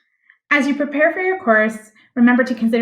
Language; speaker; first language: English; native; English